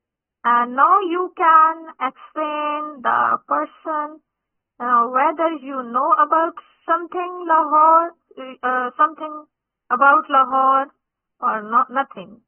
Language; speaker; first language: English; non-native, local second language; Urdu